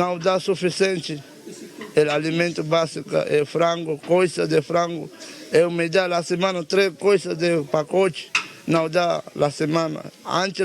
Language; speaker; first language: Portuguese; non-native, learner; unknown